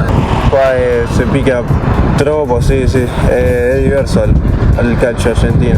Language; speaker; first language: Italian; non-native, learner; Spanish